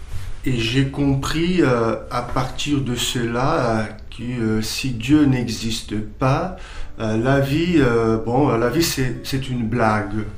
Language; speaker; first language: French; non-native, fluent; Portuguese